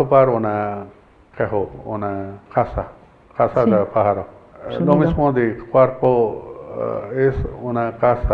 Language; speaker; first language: Spanish; non-native, learner; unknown